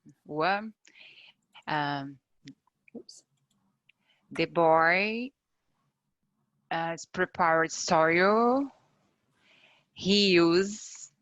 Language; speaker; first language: English; non-native, learner; Portuguese